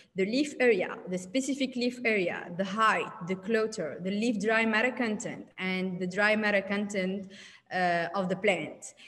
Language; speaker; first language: English; non-native, learner; Arabic